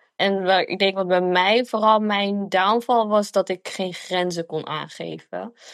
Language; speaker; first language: Dutch; early bilingual, other home language; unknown